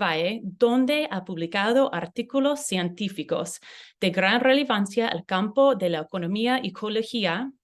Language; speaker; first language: Spanish; non-native, learner; English